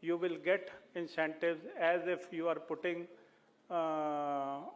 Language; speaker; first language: English; non-native, local second language; Punjabi